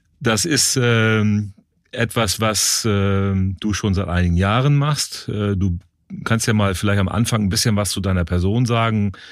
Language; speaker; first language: German; native; German